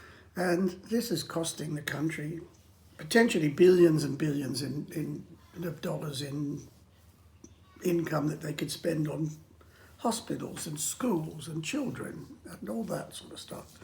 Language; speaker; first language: English; native; English